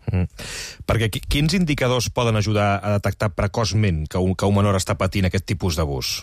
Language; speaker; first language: Catalan; native; Catalan